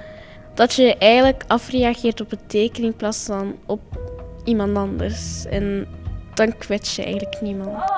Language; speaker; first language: Dutch; early bilingual, other home language; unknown